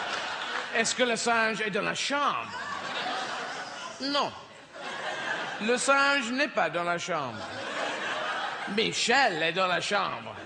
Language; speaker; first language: French; non-native, learner; English